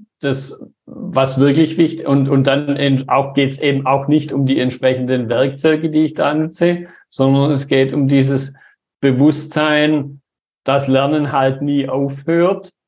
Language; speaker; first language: German; native; German